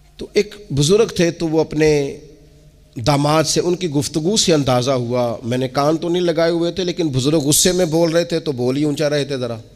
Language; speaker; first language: Urdu; non-native, local second language; Punjabi